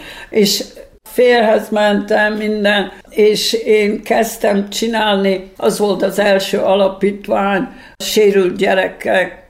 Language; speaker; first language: Hungarian; early bilingual, heritage; Hungarian